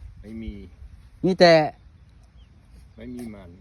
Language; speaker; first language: Thai; non-native, learner; German